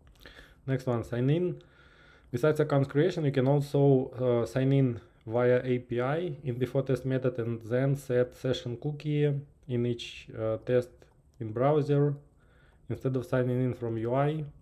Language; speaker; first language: English; non-native, fluent; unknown